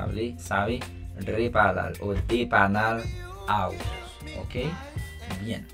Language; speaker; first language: Spanish; non-native, fluent; Haitian Creole